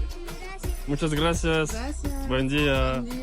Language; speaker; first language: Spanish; non-native, learner; French